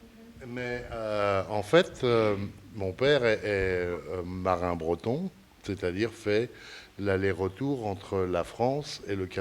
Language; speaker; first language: French; early bilingual, other home language; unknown